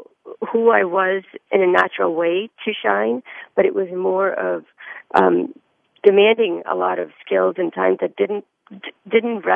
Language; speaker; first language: English; early bilingual, other home language; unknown